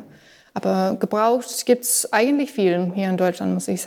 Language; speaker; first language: German; non-native, learner; English